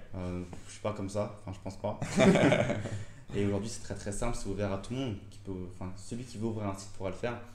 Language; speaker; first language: French; native; French